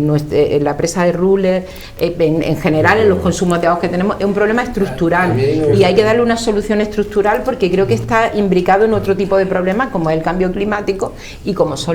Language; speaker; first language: Spanish; native; Spanish